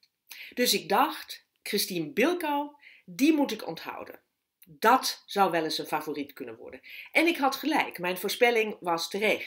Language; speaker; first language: Dutch; non-native, fluent; German